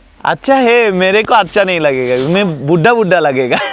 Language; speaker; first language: Hindi; non-native, learner; Bangla